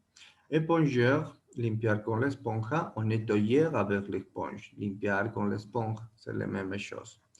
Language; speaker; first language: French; non-native, learner; Spanish